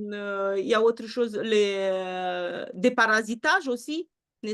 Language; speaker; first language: French; non-native, fluent; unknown